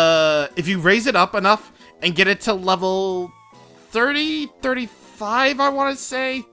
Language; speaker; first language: English; native; English